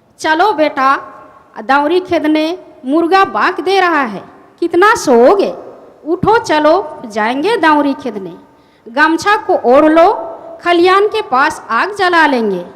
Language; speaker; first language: Hindi; non-native, local second language; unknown